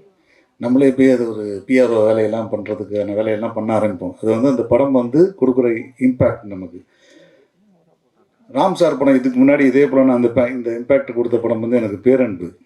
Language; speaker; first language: Tamil; native; Tamil